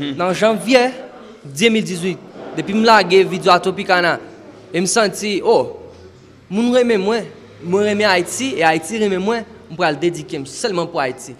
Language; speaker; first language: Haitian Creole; non-native, fluent; Portuguese